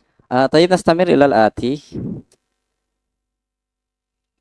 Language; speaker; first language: Arabic; non-native, learner; Indonesian